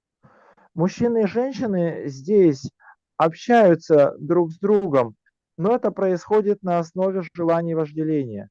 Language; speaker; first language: Russian; native; Russian